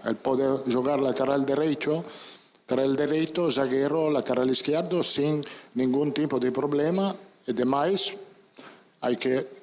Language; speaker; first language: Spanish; non-native, fluent; Italian